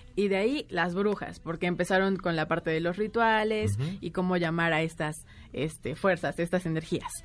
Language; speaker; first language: Spanish; native; Spanish